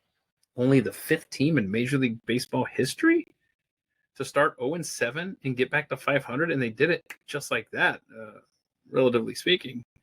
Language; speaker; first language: English; native; English